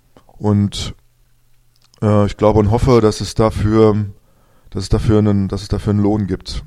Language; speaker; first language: German; native; German